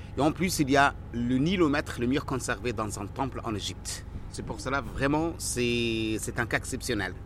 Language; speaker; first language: French; non-native, fluent; Arabic